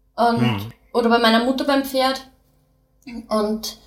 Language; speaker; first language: German; native; German